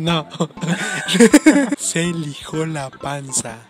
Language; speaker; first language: Spanish; native; Spanish